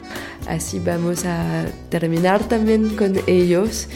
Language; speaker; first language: Spanish; non-native, fluent; French